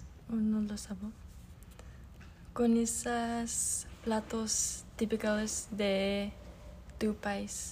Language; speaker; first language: Spanish; non-native, learner; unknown